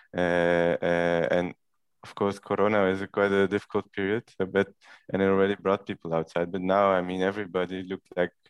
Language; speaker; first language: English; non-native, fluent; Dutch